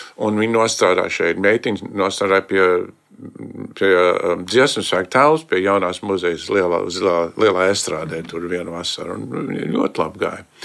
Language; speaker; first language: Latvian; early bilingual, heritage; Latvian